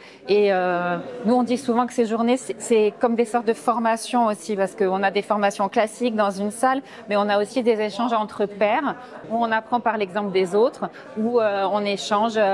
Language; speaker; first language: French; native; French